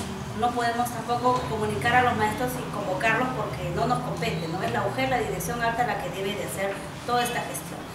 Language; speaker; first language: Spanish; native; Spanish